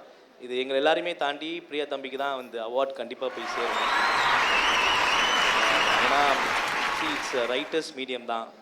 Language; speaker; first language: Tamil; native; Tamil